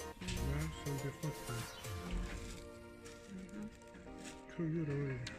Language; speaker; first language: English; non-native, learner; Greek